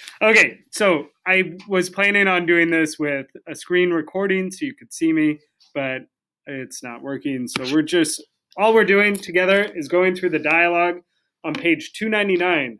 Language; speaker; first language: English; native; English